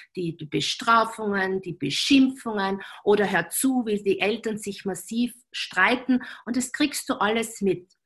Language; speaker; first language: German; native; German